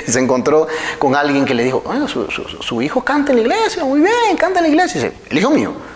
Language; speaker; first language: Spanish; native; Spanish